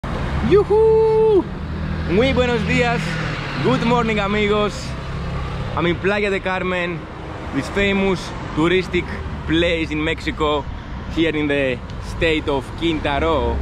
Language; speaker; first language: English; non-native, fluent; Greek